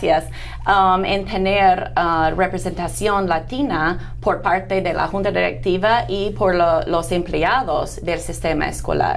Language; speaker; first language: Spanish; non-native, fluent; English